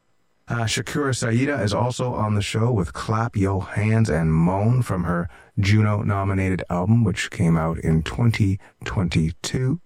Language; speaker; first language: English; native; English